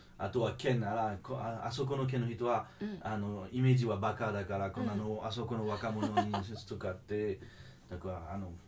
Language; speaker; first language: Japanese; non-native, fluent; French